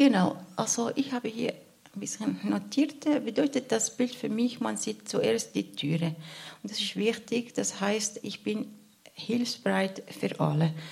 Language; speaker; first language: German; non-native, learner; Arabic